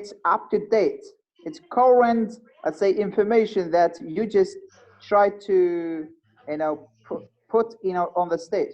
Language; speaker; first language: English; non-native, fluent; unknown